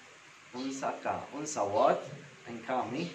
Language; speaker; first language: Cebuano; non-native, learner; Maltese